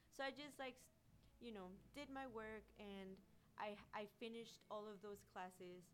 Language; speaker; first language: English; non-native, fluent; Spanish